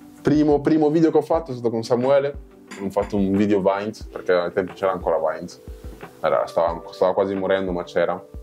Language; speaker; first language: Italian; early bilingual, other home language; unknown